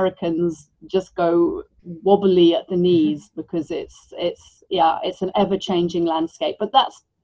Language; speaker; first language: English; native; English